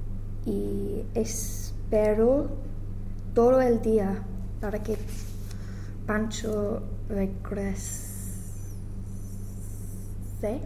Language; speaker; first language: Spanish; non-native, learner; English